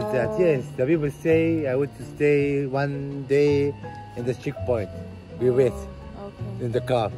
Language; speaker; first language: English; non-native, learner; Arabic